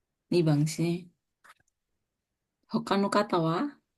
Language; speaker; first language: Japanese; non-native, fluent; Indonesian